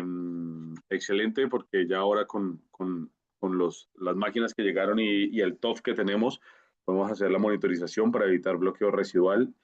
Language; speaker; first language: Spanish; native; Spanish